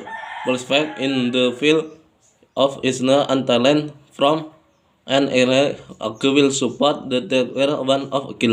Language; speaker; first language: English; non-native, learner; Indonesian